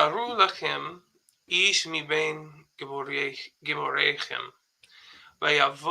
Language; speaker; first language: Hebrew; non-native, fluent; English